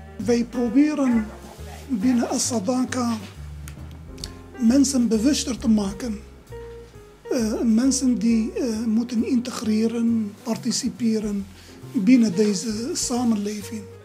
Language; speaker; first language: Dutch; non-native, fluent; Arabic